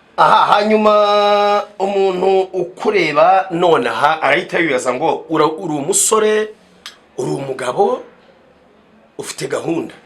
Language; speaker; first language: Kinyarwanda; native; Kinyarwanda